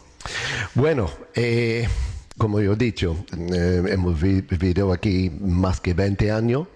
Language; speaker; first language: Spanish; non-native, learner; English